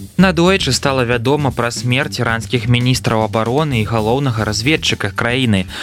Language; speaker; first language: Belarusian; native; Belarusian